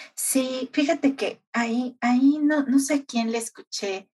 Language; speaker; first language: Spanish; native; Spanish